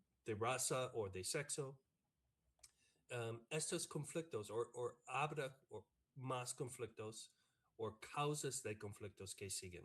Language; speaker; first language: Spanish; non-native, fluent; English